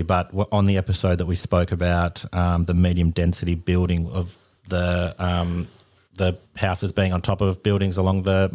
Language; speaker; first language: English; native; English